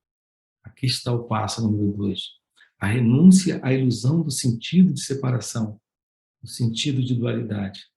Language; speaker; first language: Portuguese; native; Portuguese